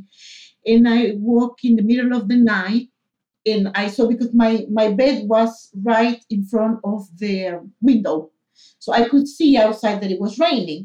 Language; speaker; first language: English; non-native, fluent; Spanish